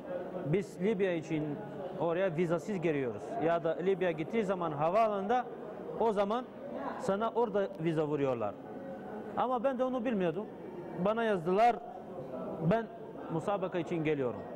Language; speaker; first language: Turkish; non-native, fluent; Bulgarian